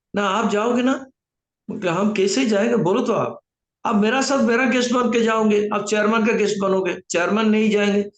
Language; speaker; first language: Hindi; non-native, local second language; Bangla